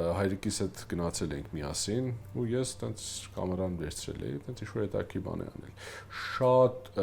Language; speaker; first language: Armenian; early bilingual, heritage; Armenian